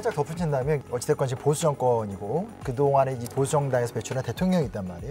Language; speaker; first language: Korean; native; Korean